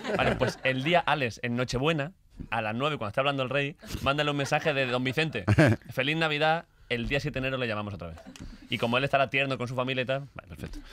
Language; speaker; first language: Spanish; native; Spanish